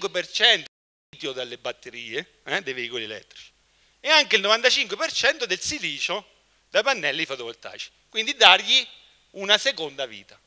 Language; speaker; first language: Italian; native; Italian